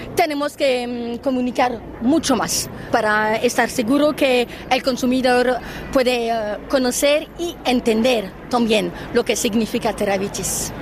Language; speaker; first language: Spanish; non-native, fluent; French